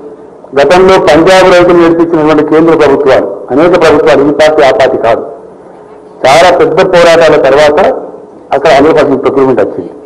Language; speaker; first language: Telugu; native; Telugu